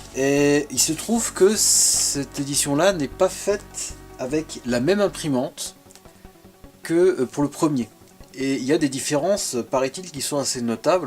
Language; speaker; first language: French; native; French